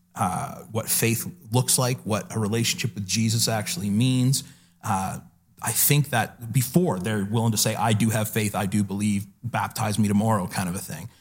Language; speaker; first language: English; native; English